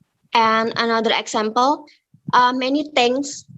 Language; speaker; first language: English; non-native, learner; Indonesian